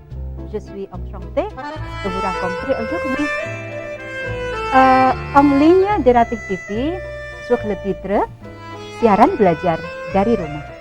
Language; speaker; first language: French; non-native, fluent; Indonesian